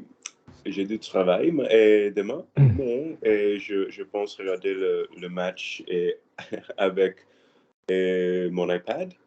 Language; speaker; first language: French; non-native, learner; Spanish